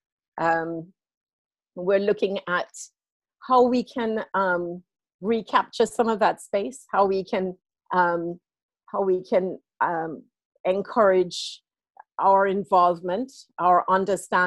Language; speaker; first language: English; native; English